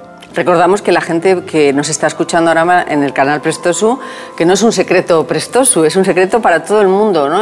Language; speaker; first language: Spanish; native; Spanish